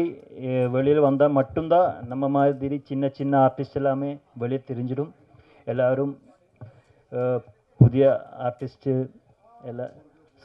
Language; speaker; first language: Tamil; non-native, learner; Malayalam